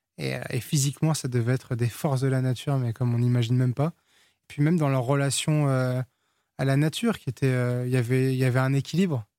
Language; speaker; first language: French; early bilingual, other home language; Portuguese